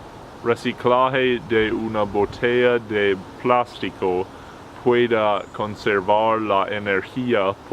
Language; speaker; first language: Spanish; non-native, learner; English